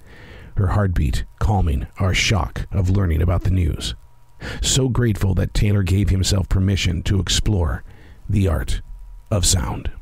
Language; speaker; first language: English; native; English